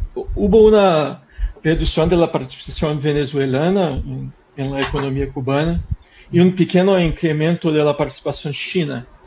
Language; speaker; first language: Spanish; non-native, fluent; Portuguese